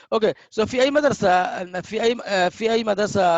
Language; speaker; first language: Arabic; non-native, fluent; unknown